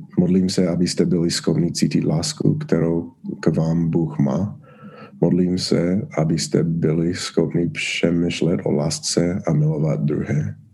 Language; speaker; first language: Czech; non-native, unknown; English